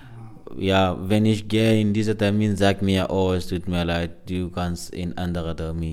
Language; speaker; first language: German; non-native, learner; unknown